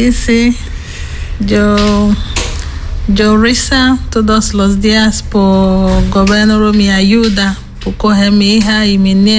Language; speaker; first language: Spanish; non-native, learner; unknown